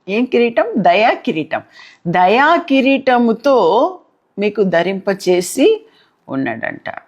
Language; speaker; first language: Telugu; non-native, local second language; Tamil